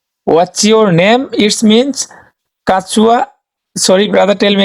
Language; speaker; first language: English; non-native, learner; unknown